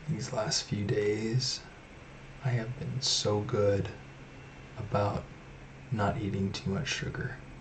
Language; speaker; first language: English; native; English